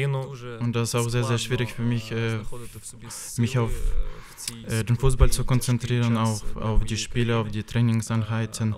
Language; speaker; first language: German; non-native, fluent; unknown